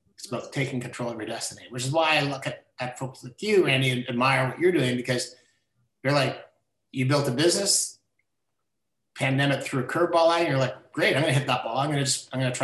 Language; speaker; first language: English; native; English